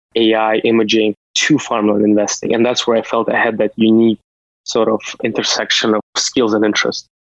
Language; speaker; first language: English; non-native, fluent; Russian